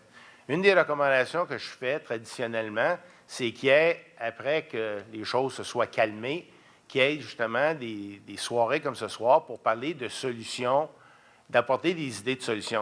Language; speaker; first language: French; native; French